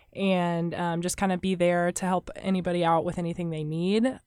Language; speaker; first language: English; native; English